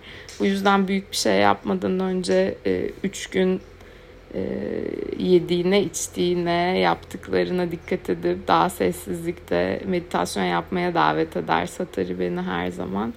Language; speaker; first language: Turkish; native; Turkish